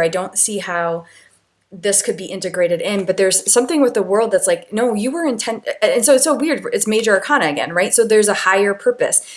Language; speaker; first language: English; native; English